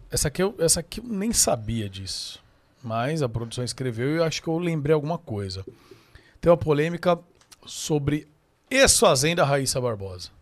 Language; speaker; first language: Portuguese; native; Portuguese